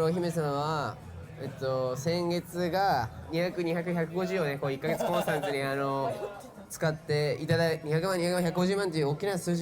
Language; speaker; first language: Japanese; native; Japanese